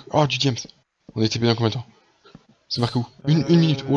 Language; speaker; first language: French; native; French